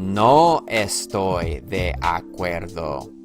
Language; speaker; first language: Spanish; non-native, fluent; English